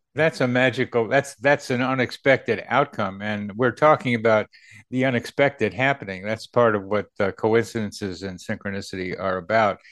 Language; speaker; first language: English; native; English